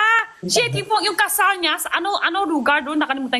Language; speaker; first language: Filipino; non-native, learner; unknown